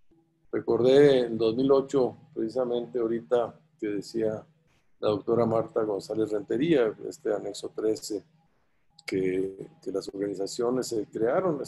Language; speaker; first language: Spanish; native; Spanish